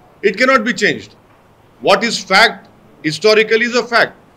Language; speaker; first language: English; non-native, local second language; Urdu